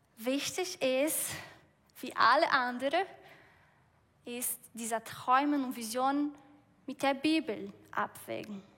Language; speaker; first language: German; non-native, fluent; Portuguese